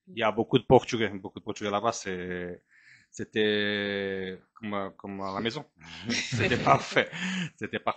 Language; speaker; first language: French; non-native, fluent; Portuguese